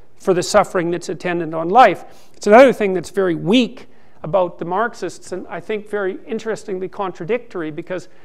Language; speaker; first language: English; native; English